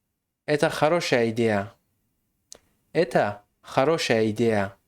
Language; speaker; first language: Russian; non-native, local second language; Tajik